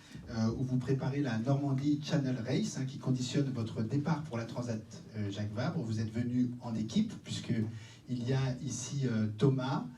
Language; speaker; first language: French; native; French